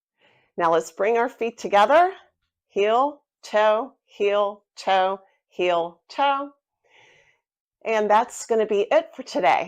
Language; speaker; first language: English; native; English